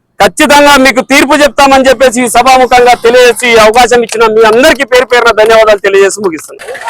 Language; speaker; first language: Telugu; non-native, local second language; Lambadi